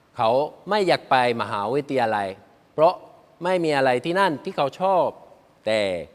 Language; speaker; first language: Thai; non-native, learner; Spanish